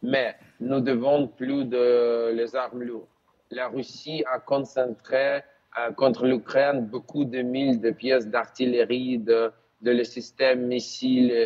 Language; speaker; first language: French; non-native, learner; Ukrainian